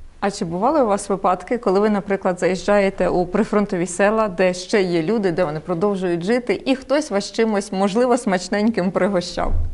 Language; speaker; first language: Ukrainian; native; Ukrainian